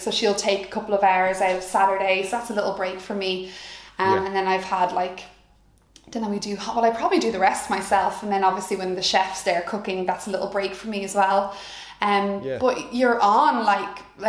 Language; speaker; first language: English; native; English